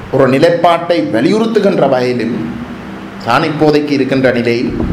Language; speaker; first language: Tamil; native; Tamil